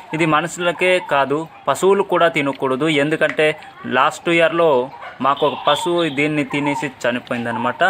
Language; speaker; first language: Telugu; non-native, local second language; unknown